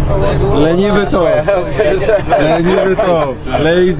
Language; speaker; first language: Polish; native; Polish